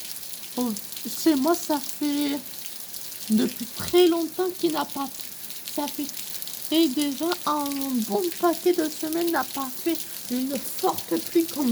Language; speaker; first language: French; native; French